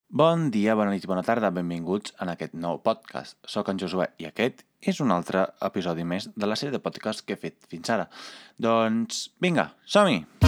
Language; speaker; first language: Catalan; non-native, fluent; Italian